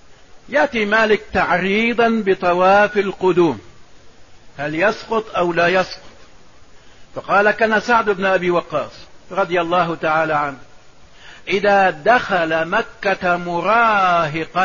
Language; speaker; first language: Arabic; native; Arabic